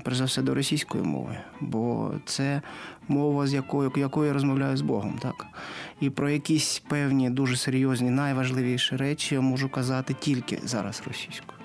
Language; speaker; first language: Ukrainian; non-native, local second language; Russian